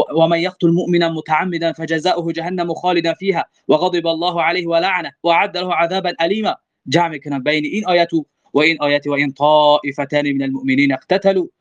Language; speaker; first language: Persian; native; Persian